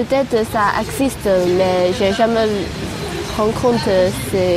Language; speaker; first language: French; non-native, learner; Chinese